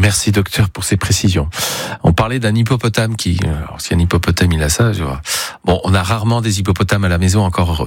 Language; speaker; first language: French; native; French